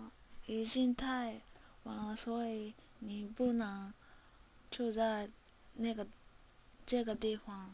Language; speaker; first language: Chinese; non-native, learner; Japanese